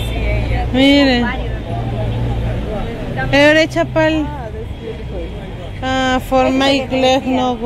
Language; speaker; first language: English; non-native, learner; Spanish